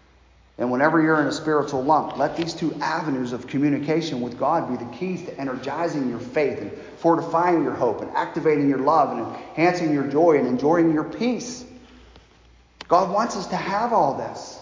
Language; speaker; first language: English; native; English